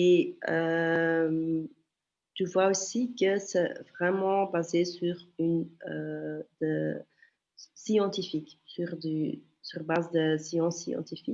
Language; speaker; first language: French; non-native, local second language; Dutch